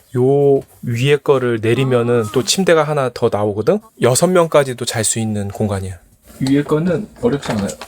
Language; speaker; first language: Korean; native; Korean